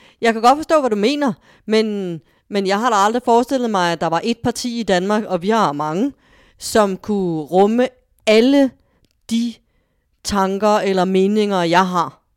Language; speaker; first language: Danish; native; Danish